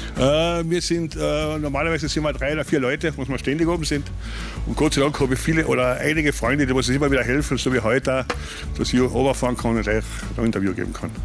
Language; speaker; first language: German; native; German